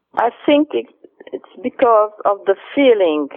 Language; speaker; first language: English; non-native, fluent; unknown